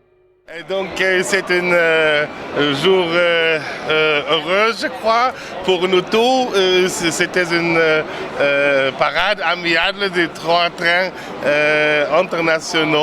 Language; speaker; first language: French; non-native, learner; German